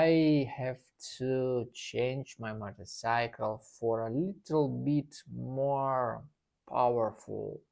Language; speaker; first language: English; non-native, learner; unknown